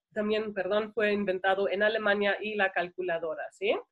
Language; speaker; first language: Spanish; non-native, fluent; German